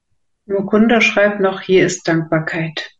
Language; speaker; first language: German; native; German